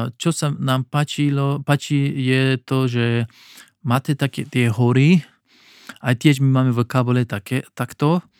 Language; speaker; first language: Slovak; non-native, learner; Pashto